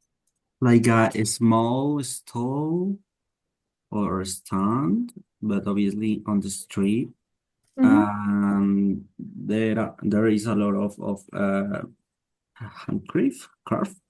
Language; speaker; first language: English; non-native, learner; Spanish